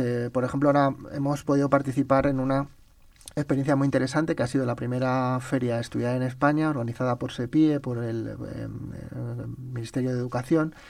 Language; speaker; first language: Spanish; native; Spanish